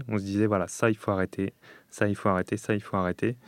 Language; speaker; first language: French; native; French